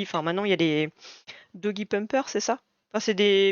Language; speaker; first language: French; native; French